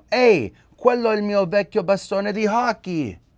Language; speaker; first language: Italian; early bilingual, heritage; English